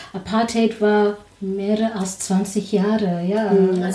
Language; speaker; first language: German; non-native, learner; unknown